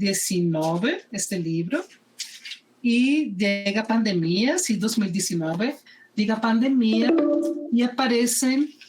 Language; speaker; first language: Portuguese; non-native, fluent; Spanish